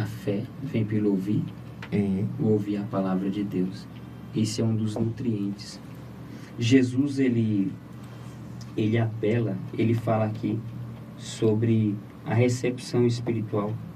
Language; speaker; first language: Portuguese; native; Portuguese